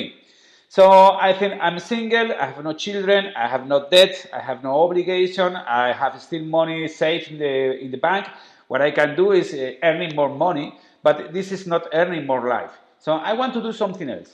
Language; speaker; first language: English; non-native, fluent; Spanish